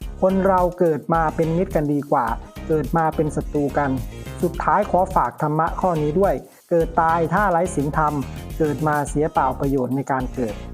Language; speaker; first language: Thai; native; Thai